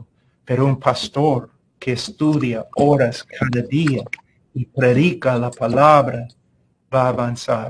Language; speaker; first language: Spanish; non-native, fluent; English